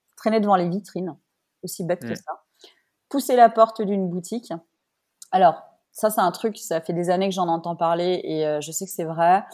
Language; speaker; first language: French; native; French